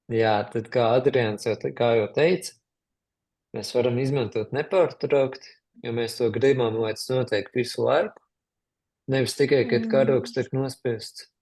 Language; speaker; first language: Latvian; native; Latvian